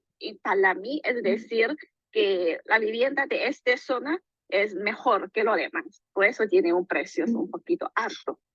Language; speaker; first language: Spanish; non-native, learner; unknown